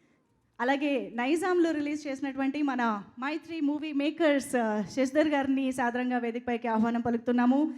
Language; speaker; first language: Telugu; native; Telugu